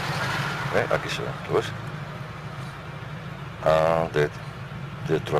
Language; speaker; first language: French; non-native, learner; Spanish